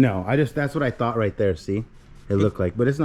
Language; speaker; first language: English; native; English